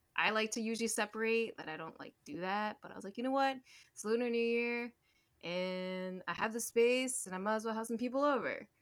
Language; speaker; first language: English; native; English